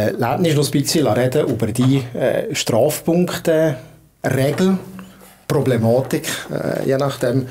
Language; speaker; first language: German; native; German